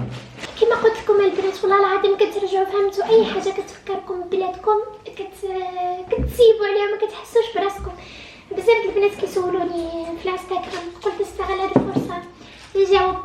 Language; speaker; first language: Arabic; native; Arabic